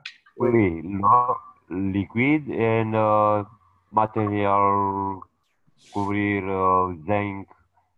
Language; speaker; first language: French; non-native, learner; Romanian